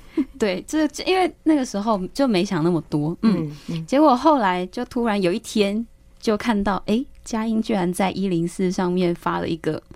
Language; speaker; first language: Chinese; native; Chinese